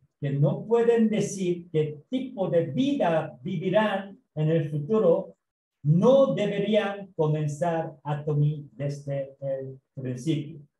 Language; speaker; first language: Spanish; non-native, learner; Korean